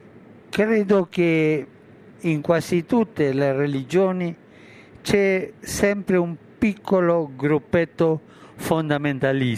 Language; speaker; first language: Italian; non-native, fluent; Spanish